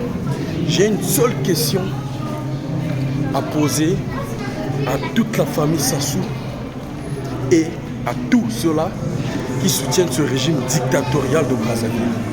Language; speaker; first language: French; non-native, local second language; Lingala